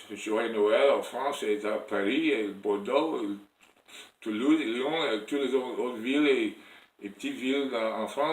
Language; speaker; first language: French; non-native, learner; English